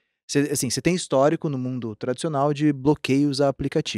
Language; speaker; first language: Portuguese; native; Portuguese